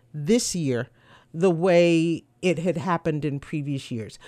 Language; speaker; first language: English; native; English